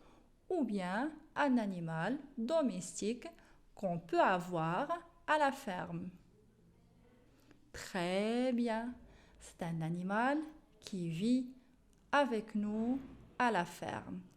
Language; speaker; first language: French; non-native, local second language; Arabic